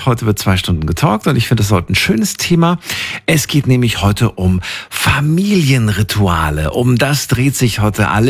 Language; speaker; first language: German; native; German